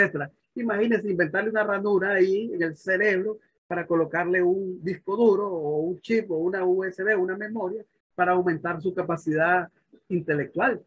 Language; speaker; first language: Spanish; native; Spanish